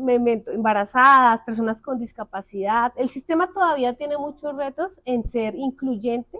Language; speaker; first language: Spanish; native; Spanish